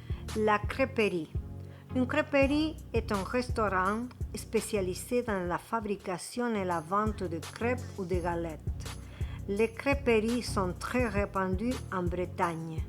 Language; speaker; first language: French; non-native, fluent; Spanish